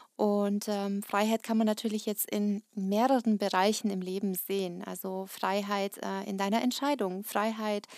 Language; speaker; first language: German; early bilingual, other home language; Russian